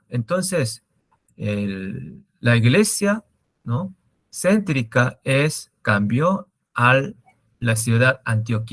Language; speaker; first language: Spanish; non-native, learner; Korean